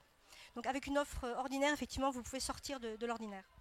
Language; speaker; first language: French; native; French